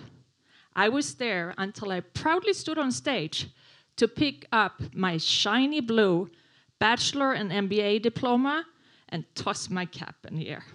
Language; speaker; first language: English; non-native, fluent; Swedish